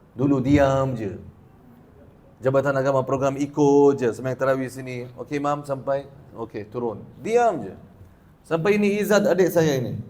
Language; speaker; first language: Malay; non-native, learner; Arabic